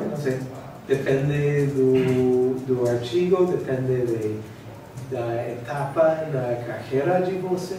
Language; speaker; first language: Portuguese; non-native, fluent; English